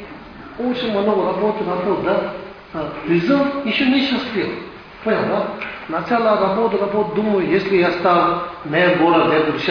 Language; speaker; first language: Russian; non-native, learner; Tibetan